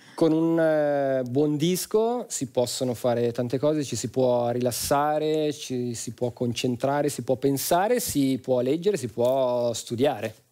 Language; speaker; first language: Italian; native; Italian